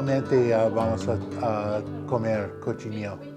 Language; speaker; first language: Spanish; non-native, learner; English